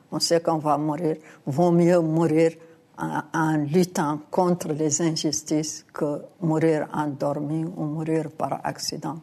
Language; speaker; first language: French; non-native, local second language; Arabic